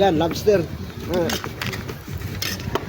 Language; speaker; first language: Filipino; non-native, local second language; Cebuano